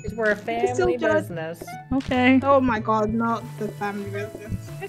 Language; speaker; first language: English; native; English